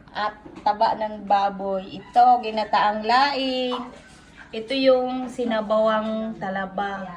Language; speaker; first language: Filipino; non-native, local second language; Bikol